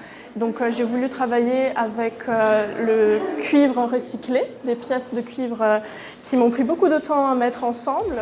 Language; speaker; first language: French; non-native, fluent; Portuguese